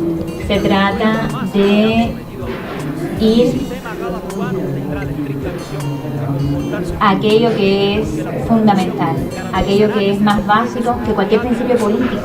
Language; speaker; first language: Spanish; native; Spanish